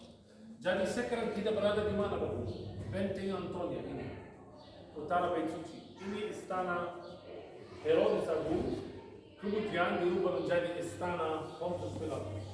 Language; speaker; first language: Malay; non-native, fluent; Arabic